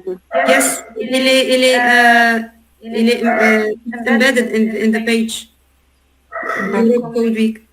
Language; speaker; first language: English; non-native, learner; Arabic